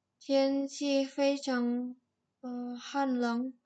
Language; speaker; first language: Chinese; non-native, learner; Indonesian